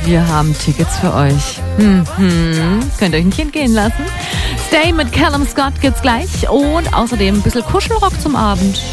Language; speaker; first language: German; native; German